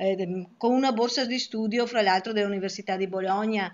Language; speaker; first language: Italian; native; Italian